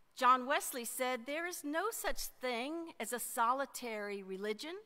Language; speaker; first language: English; native; English